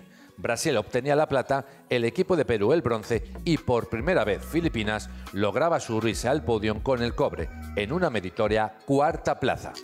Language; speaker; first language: Spanish; native; Spanish